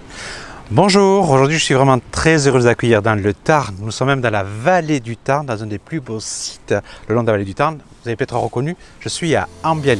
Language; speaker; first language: French; native; French